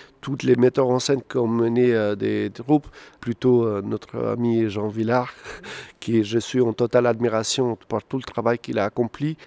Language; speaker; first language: French; non-native, fluent; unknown